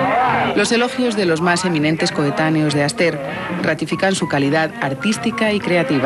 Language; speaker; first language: Spanish; native; Spanish